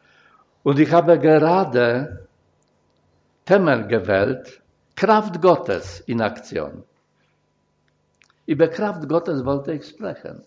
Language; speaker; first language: German; non-native, fluent; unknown